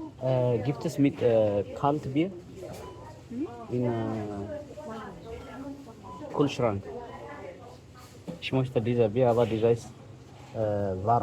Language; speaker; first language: German; non-native, learner; Amharic